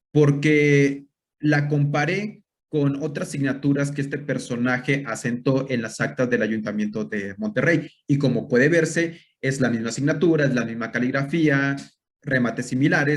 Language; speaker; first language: Spanish; native; Spanish